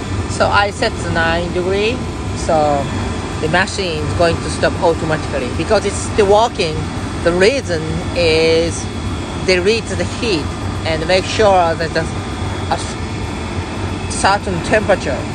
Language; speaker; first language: English; non-native, learner; Japanese